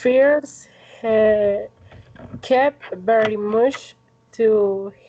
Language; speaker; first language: English; non-native, learner; Spanish